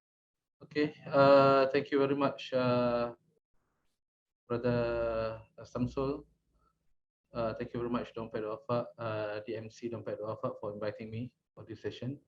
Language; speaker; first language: English; non-native, local second language; Malay